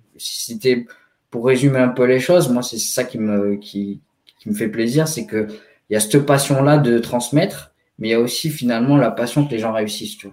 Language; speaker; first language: French; native; French